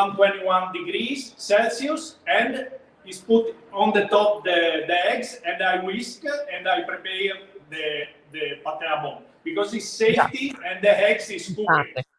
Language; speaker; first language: English; non-native, learner; Italian